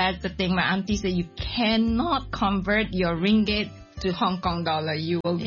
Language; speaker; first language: English; non-native, local second language; Min Nan Chinese